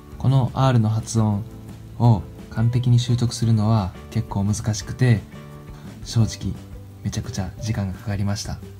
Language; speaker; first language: Japanese; native; Japanese